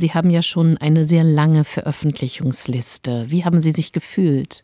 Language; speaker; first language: German; native; German